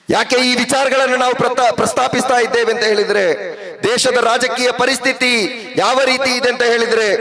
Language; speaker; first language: Kannada; non-native, local second language; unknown